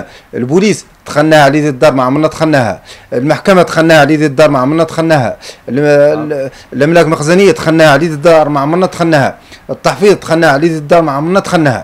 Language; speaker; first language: Arabic; native; Arabic